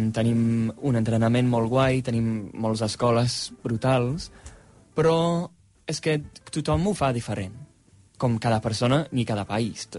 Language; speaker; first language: Catalan; non-native, fluent; English